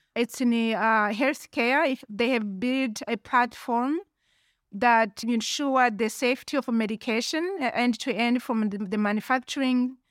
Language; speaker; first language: English; non-native, local second language; Kinyarwanda